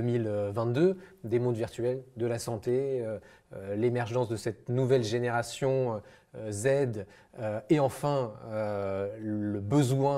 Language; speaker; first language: French; native; French